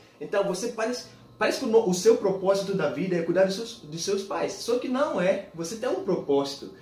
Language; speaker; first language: Portuguese; non-native, fluent; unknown